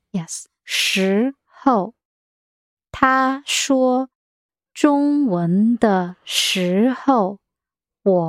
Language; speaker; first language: Chinese; non-native, learner; English